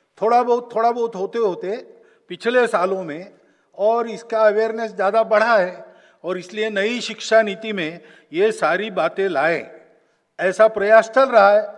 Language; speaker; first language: Hindi; non-native, local second language; Marathi